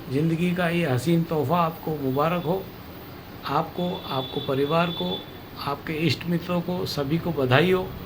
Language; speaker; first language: Hindi; native; Hindi